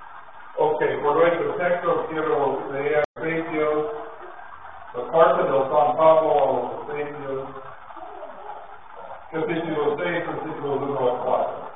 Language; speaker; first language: Spanish; non-native, learner; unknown